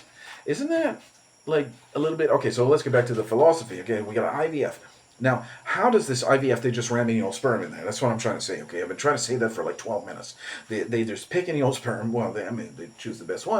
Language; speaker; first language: English; native; English